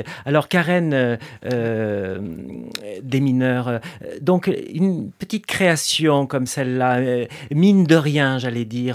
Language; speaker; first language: French; native; French